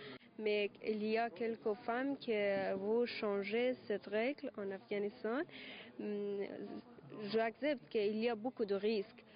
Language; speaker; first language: French; non-native, learner; Persian